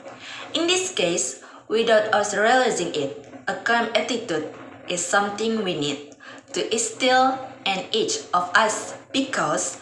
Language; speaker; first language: English; non-native, learner; Indonesian